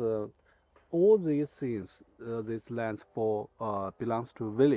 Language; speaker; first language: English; non-native, learner; Chinese